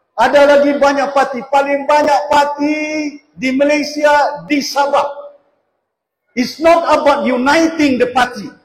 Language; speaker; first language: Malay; native; Malay